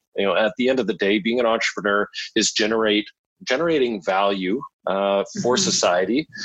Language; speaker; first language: English; native; English